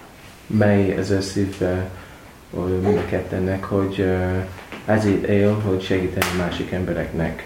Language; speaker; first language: Hungarian; non-native, learner; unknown